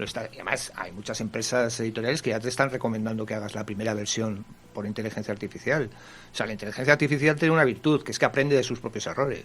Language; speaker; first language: Spanish; native; Spanish